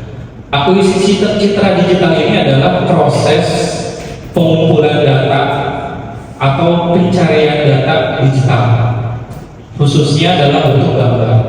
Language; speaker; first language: Indonesian; native; Indonesian